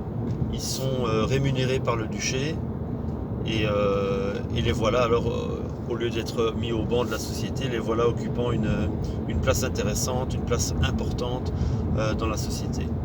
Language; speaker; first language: French; native; French